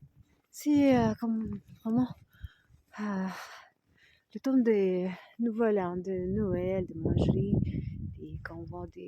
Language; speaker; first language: French; non-native, fluent; Russian